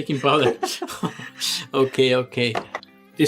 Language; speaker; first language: English; non-native, learner; Spanish